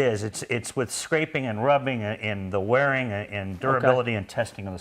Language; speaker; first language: English; native; English